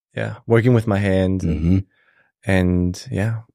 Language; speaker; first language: English; non-native, fluent; German